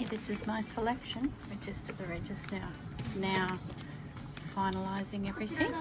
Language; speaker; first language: English; native; English